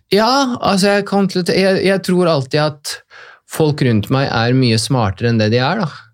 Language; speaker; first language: Norwegian; early bilingual, other home language; Russian